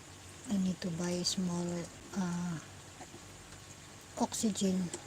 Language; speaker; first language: English; non-native, local second language; Filipino